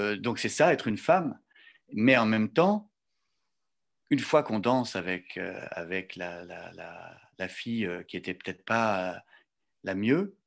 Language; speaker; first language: French; native; French